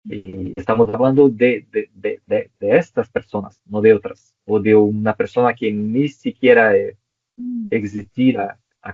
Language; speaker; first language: Spanish; non-native, local second language; Portuguese